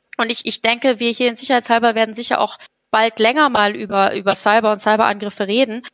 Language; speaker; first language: German; native; German